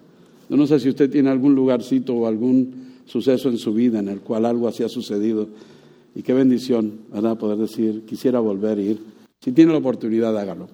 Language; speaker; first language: Spanish; native; Spanish